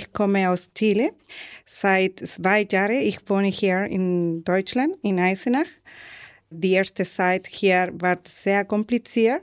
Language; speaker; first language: German; non-native, learner; Spanish